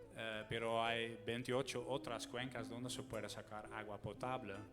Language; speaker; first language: Spanish; non-native, fluent; Dutch